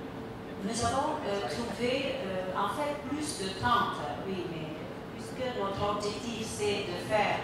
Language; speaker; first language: French; non-native, fluent; Indonesian